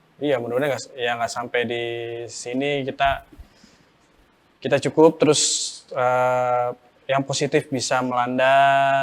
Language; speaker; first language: Indonesian; native; Indonesian